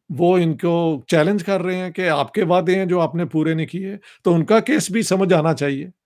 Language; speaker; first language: Urdu; non-native, local second language; Punjabi